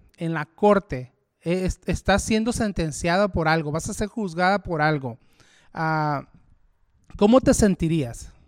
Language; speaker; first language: Spanish; early bilingual, heritage; Spanish